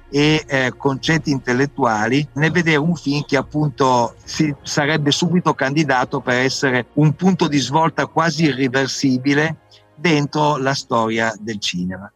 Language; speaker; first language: Italian; native; Italian